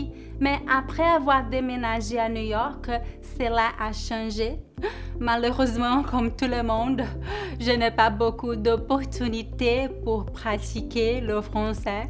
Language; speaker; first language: French; non-native, fluent; Portuguese